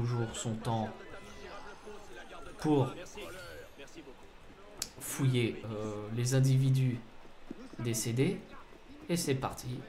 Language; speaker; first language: French; native; French